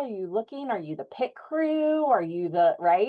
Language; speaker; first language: English; native; English